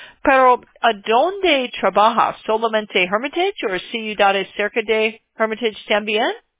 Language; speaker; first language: Spanish; non-native, learner; English